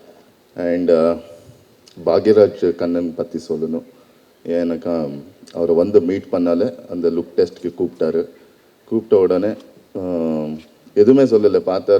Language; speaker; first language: Tamil; non-native, learner; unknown